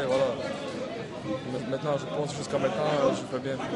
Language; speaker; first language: French; non-native, fluent; Croatian